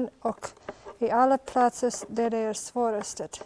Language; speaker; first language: Swedish; non-native, fluent; English